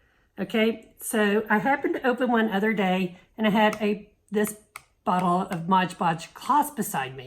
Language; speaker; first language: English; native; English